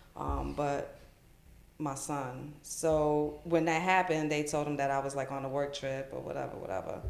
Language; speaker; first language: English; native; English